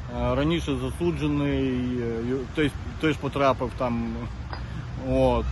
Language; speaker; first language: Ukrainian; native; Ukrainian